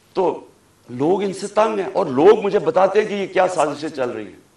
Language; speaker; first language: Urdu; native; Urdu